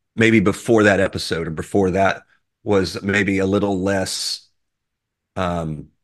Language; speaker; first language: English; native; English